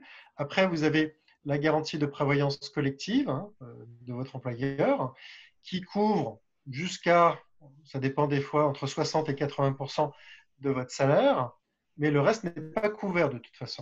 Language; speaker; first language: French; native; French